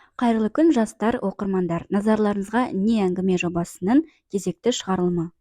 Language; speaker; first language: Kazakh; native; Kazakh